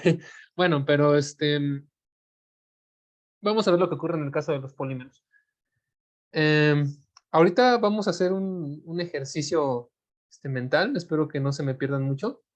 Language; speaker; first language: Spanish; native; Spanish